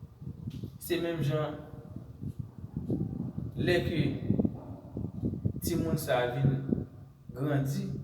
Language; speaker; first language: French; non-native, learner; Haitian Creole